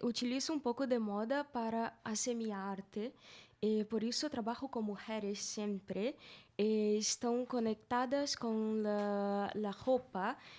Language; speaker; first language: Spanish; non-native, learner; Portuguese